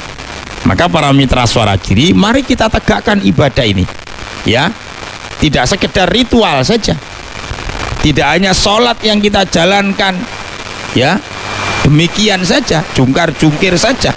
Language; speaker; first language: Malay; non-native, local second language; Javanese